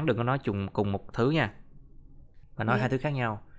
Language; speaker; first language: Vietnamese; native; Vietnamese